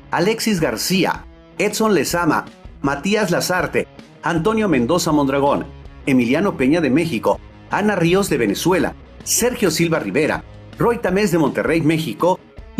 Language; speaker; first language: Spanish; native; Spanish